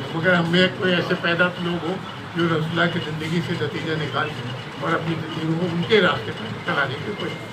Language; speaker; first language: Hindi; native; Hindi